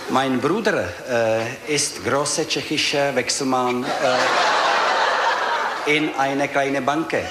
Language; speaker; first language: German; non-native, learner; Czech